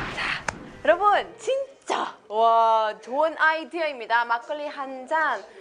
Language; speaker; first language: Korean; non-native, fluent; English